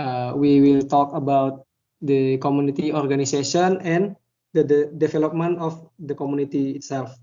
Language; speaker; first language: English; non-native, learner; Indonesian